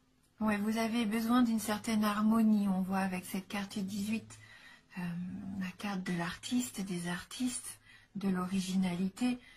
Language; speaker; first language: French; native; French